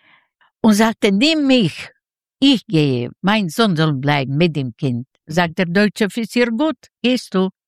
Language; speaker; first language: German; non-native, learner; Yiddish